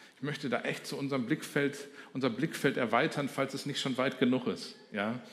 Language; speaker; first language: German; native; German